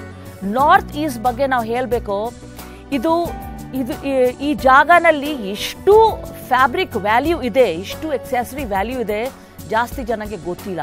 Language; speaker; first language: Kannada; non-native, local second language; Hindi